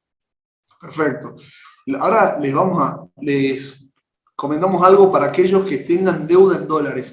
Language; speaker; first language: Spanish; native; Spanish